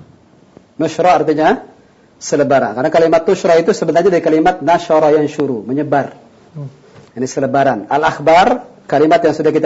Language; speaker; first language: Indonesian; native; Indonesian